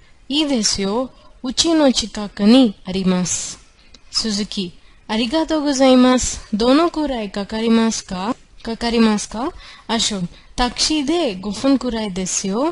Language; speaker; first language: Japanese; non-native, fluent; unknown